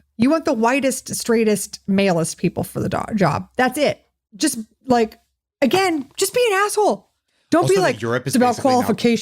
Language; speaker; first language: English; native; English